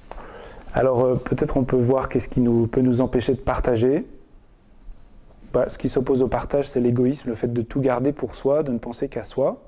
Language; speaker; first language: French; native; French